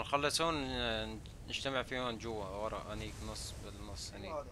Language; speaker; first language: Arabic; native; Arabic